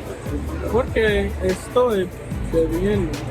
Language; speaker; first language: Spanish; non-native, learner; English